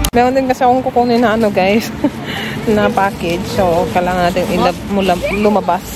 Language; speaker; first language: Filipino; non-native, local second language; Cebuano